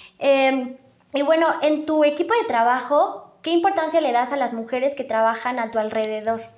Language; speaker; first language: Spanish; native; Spanish